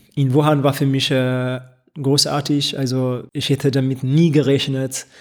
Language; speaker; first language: German; non-native, fluent; Tigrinya